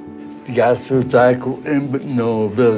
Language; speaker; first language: Portuguese; early bilingual, other home language; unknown